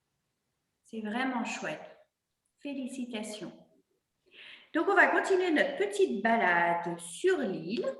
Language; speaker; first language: French; native; French